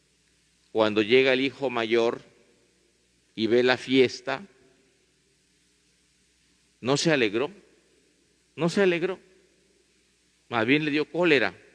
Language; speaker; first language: Spanish; native; Spanish